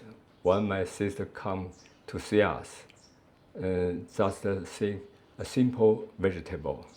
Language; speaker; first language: English; non-native, learner; Chinese